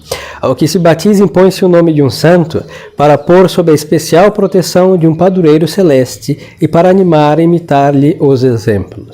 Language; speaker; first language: Portuguese; non-native, fluent; Spanish